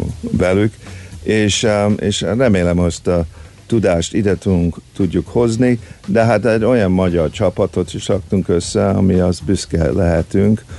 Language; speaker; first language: Hungarian; early bilingual, heritage; Hungarian